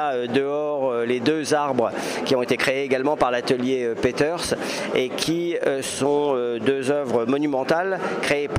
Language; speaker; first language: French; native; French